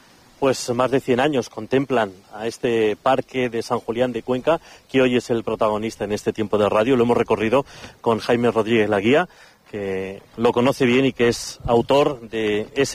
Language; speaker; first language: Spanish; native; Spanish